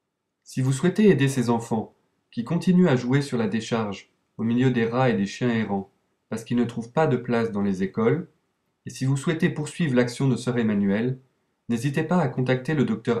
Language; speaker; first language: French; native; French